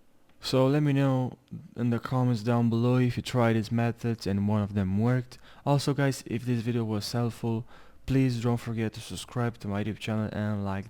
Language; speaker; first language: English; non-native, fluent; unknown